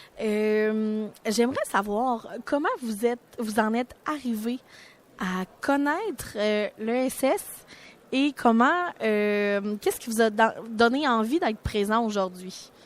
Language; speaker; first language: French; native; French